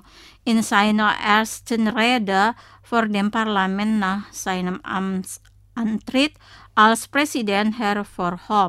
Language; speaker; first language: German; non-native, fluent; Indonesian